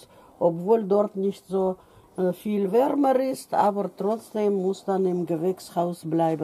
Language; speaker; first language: German; non-native, fluent; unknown